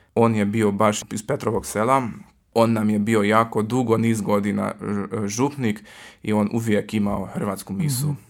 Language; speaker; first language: Croatian; early bilingual, heritage; Croatian